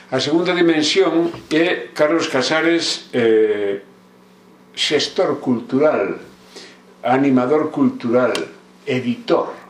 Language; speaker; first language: Galician; native; Galician